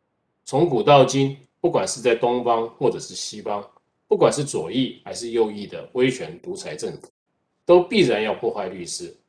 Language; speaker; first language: Chinese; native; Chinese